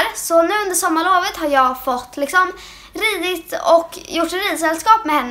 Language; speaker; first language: Swedish; native; Swedish